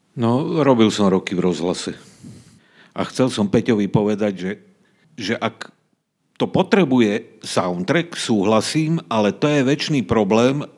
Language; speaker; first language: Slovak; native; Slovak